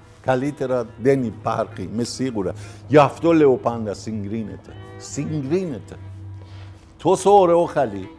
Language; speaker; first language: Greek; non-native, learner; Persian